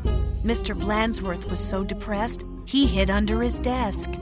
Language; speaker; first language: English; native; English